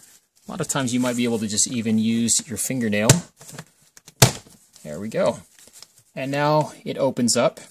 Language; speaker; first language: English; native; English